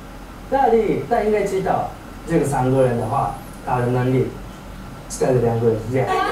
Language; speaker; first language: Chinese; non-native, learner; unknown